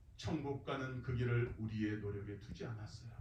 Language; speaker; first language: Korean; native; Korean